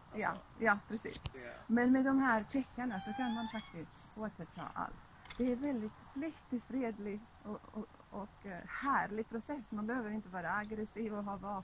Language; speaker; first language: Swedish; non-native, fluent; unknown